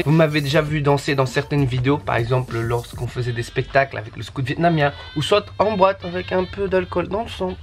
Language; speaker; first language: French; native; French